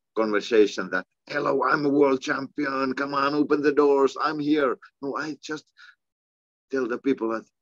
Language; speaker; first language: English; non-native, fluent; Finnish